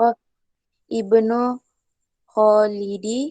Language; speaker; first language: Arabic; non-native, learner; Indonesian